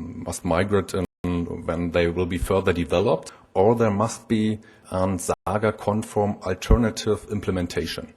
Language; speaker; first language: English; non-native, fluent; German